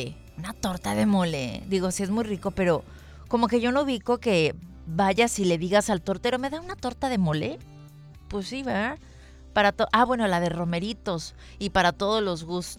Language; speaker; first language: Spanish; native; Spanish